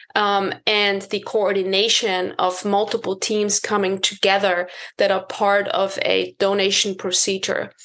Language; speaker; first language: English; non-native, fluent; German